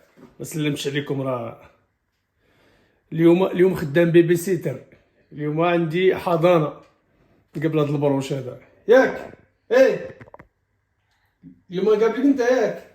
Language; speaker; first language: Arabic; native; Arabic